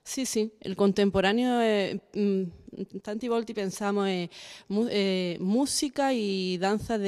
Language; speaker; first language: Italian; non-native, learner; Spanish